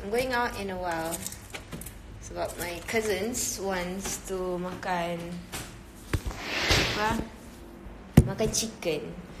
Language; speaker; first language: English; non-native, local second language; Malay